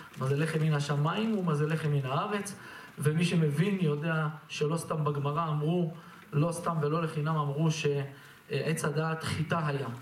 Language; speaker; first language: Hebrew; native; Hebrew